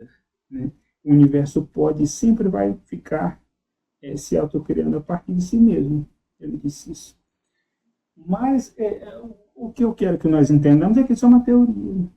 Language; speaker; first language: Portuguese; native; Portuguese